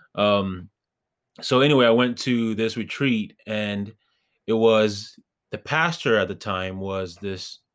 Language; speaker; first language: English; early bilingual, other home language; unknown